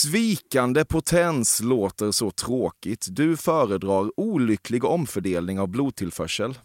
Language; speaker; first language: Swedish; native; Swedish